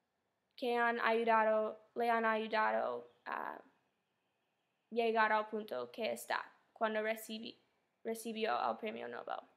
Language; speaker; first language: Spanish; non-native, fluent; English